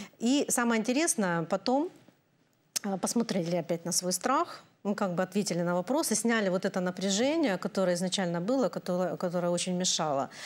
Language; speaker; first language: Russian; native; Russian